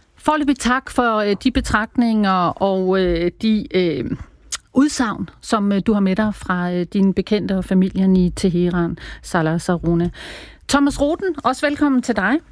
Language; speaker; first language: Danish; native; Danish